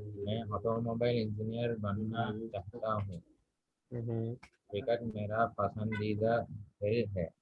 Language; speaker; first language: Hindi; non-native, learner; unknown